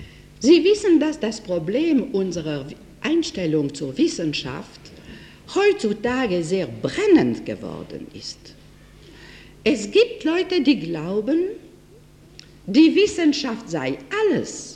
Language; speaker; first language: German; non-native, fluent; French